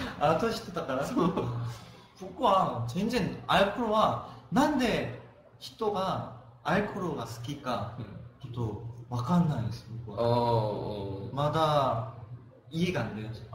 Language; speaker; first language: Japanese; non-native, fluent; Korean